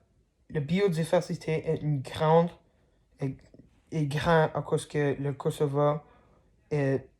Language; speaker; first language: French; non-native, learner; English